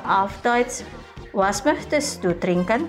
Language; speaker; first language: German; non-native, fluent; Indonesian